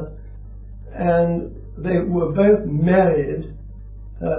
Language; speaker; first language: English; native; English